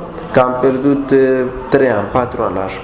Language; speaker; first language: Romanian; non-native, learner; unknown